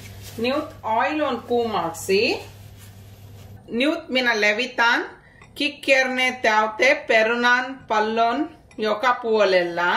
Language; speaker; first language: Finnish; non-native, learner; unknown